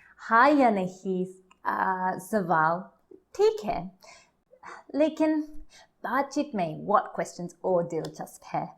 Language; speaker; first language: Hindi; non-native, learner; English